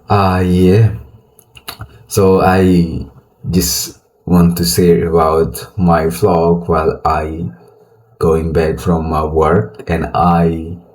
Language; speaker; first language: English; non-native, learner; Indonesian